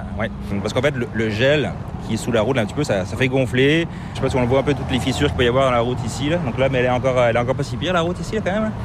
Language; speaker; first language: French; native; French